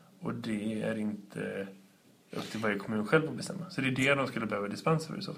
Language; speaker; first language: Swedish; native; Swedish